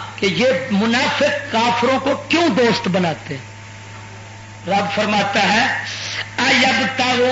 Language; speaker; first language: Urdu; non-native, local second language; Punjabi